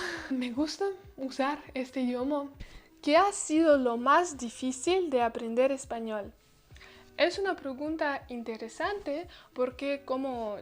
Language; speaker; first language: Spanish; non-native, learner; Russian